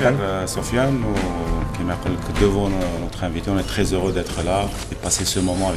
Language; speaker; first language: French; non-native, local second language; Arabic